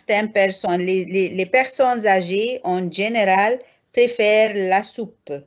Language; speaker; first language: French; non-native, fluent; Arabic